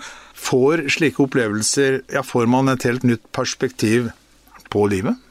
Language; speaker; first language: Norwegian; native; Norwegian